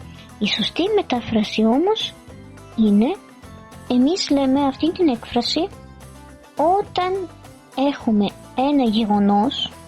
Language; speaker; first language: Greek; non-native, fluent; Arabic